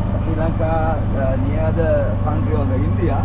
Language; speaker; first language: English; non-native, local second language; Sinhala